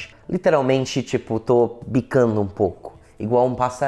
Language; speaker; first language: Portuguese; non-native, fluent; English